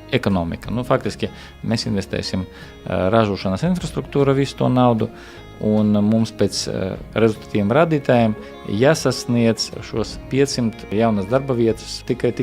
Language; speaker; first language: Latvian; non-native, local second language; Russian